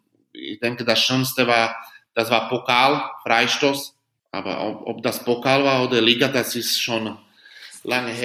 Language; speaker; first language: German; non-native, fluent; Slovak